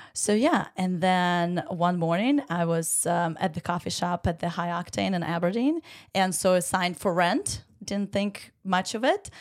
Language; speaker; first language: English; non-native, fluent; Ukrainian